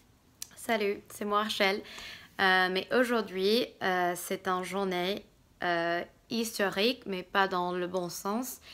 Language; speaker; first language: French; non-native, fluent; English